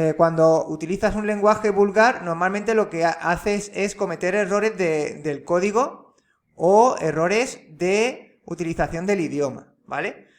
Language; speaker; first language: Spanish; native; Spanish